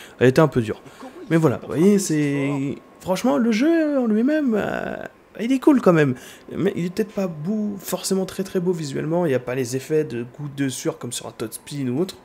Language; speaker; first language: French; native; French